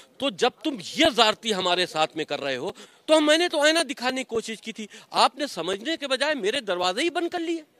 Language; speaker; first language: Hindi; native; Hindi